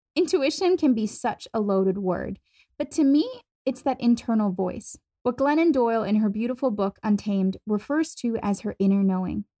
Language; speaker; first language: English; non-native, fluent; German